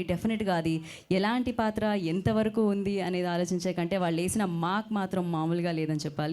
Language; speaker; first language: Telugu; native; Telugu